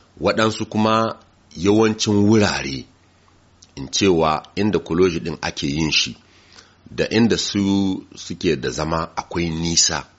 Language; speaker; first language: Hausa; native; Hausa